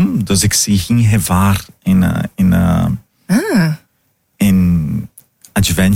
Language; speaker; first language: Dutch; non-native, fluent; Portuguese